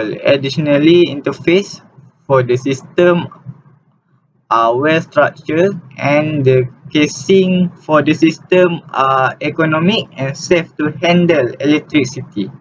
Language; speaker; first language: English; non-native, learner; Malay